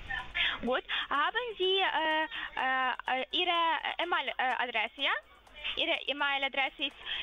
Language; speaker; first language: German; non-native, learner; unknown